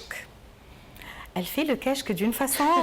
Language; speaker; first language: French; non-native, learner; Arabic